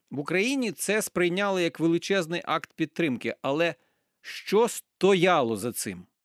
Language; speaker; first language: Ukrainian; native; Ukrainian